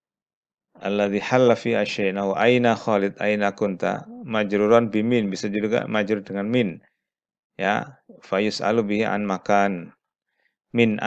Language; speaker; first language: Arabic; non-native, fluent; Indonesian